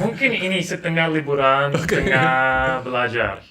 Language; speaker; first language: Indonesian; non-native, learner; English